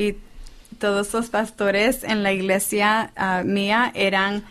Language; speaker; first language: Spanish; non-native, fluent; English